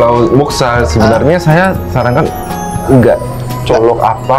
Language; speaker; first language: Indonesian; non-native, fluent; Korean